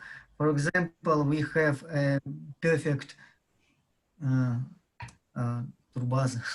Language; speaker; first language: English; non-native, learner; Russian